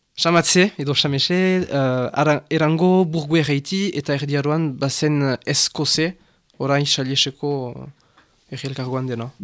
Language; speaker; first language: Basque; non-native, local second language; French